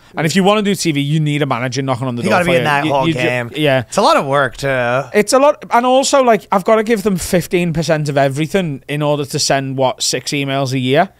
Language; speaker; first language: English; native; English